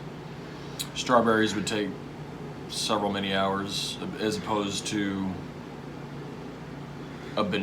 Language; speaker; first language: English; native; English